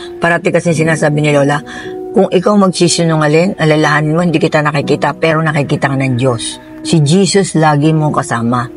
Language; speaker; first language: Filipino; native; Filipino